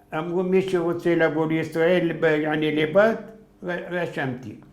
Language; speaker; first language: Hebrew; non-native, fluent; Arabic